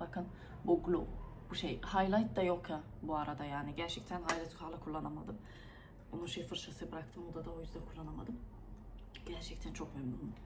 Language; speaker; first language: Turkish; non-native, fluent; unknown